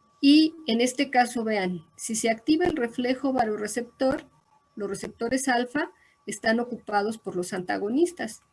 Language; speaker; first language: Spanish; native; Spanish